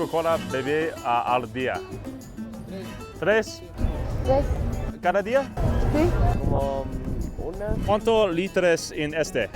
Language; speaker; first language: Spanish; non-native, learner; English